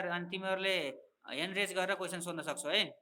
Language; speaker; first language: Nepali; native; Nepali